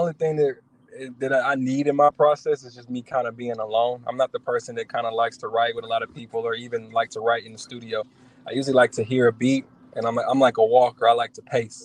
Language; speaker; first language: English; native; English